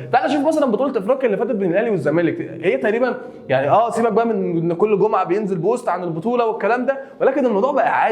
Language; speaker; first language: Arabic; native; Arabic